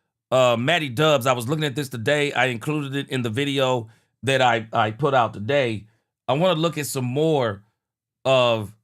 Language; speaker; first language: English; native; English